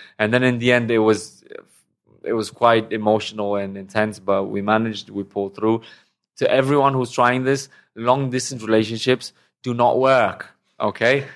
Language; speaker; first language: English; non-native, fluent; Romanian